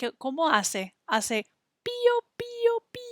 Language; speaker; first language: Spanish; non-native, fluent; English